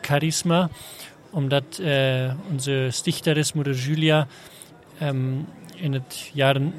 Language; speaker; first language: Dutch; non-native, learner; German